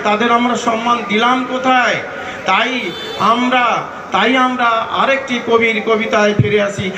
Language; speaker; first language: Bangla; native; Bangla